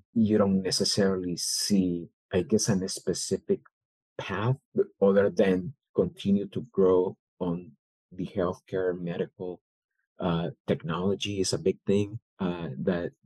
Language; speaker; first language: English; early bilingual, other home language; Spanish